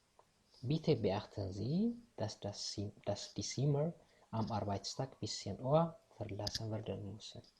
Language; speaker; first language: German; non-native, fluent; Tigrinya